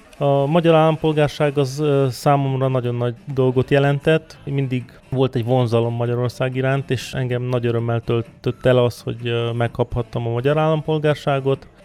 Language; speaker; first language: Hungarian; native; Hungarian